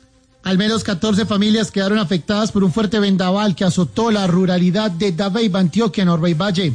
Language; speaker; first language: Spanish; native; Spanish